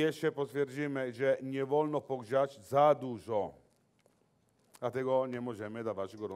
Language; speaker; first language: Polish; non-native, learner; Italian